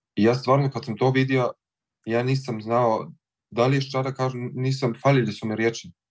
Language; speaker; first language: Serbian; early bilingual, heritage; Croatian